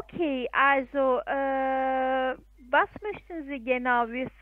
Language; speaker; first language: German; non-native, fluent; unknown